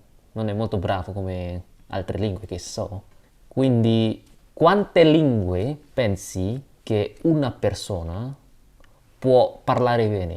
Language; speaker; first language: Italian; non-native, learner; Indonesian